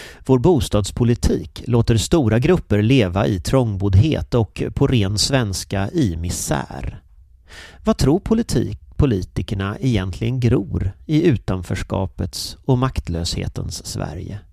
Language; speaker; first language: Swedish; native; Swedish